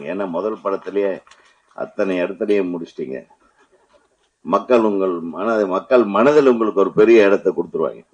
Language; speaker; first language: Tamil; native; Tamil